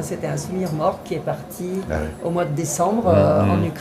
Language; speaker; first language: French; native; French